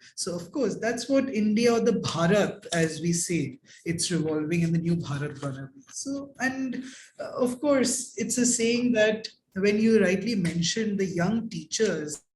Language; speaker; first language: English; non-native, local second language; Hindi